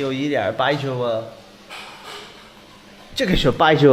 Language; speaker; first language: Chinese; non-native, learner; English